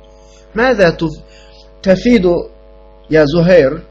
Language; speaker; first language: Arabic; non-native, fluent; Uyghur